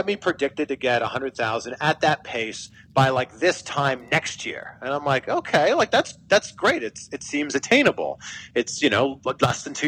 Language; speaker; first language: English; native; English